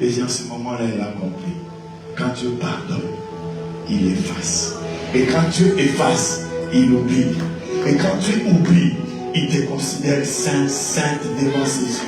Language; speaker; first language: French; non-native, local second language; Lingala